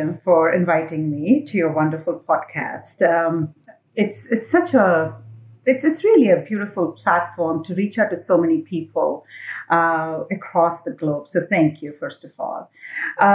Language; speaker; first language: English; non-native, local second language; Assamese